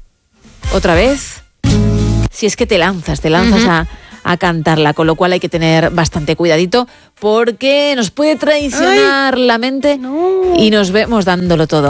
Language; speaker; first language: Spanish; native; Spanish